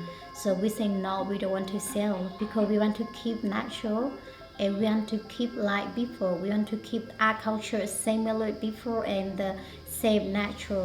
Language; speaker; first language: English; non-native, learner; Hmong